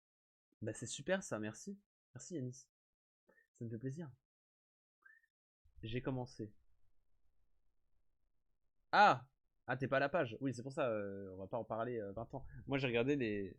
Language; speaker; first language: French; native; French